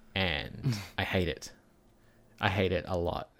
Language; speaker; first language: English; native; English